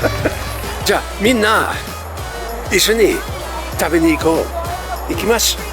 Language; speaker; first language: Japanese; non-native, fluent; English